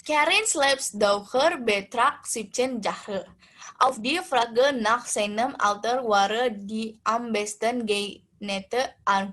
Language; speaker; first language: German; non-native, learner; Indonesian